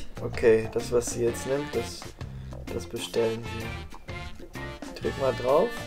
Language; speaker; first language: German; native; German